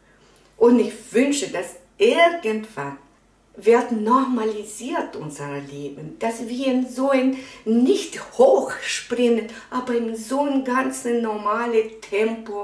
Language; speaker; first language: German; non-native, fluent; Russian